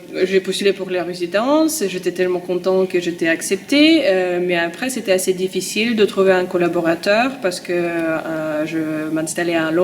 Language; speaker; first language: French; non-native, learner; Russian